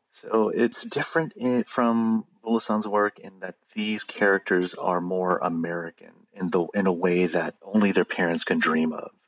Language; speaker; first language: English; native; English